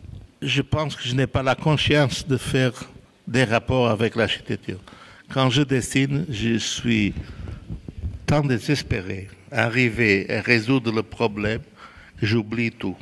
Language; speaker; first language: French; non-native, fluent; Portuguese